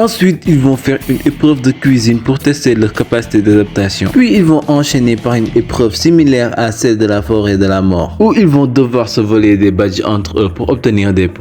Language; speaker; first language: French; native; French